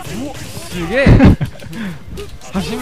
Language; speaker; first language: Japanese; non-native, learner; German